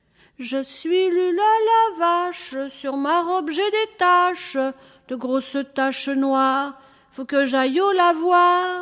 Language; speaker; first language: French; native; French